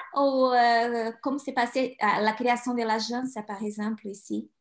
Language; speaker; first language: French; non-native, learner; Portuguese